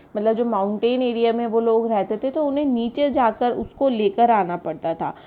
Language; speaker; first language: Hindi; native; Hindi